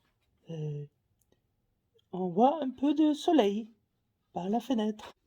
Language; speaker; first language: French; non-native, learner; Faroese